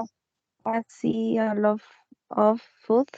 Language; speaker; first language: English; non-native, learner; Spanish